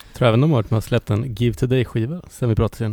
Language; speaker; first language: Swedish; native; Swedish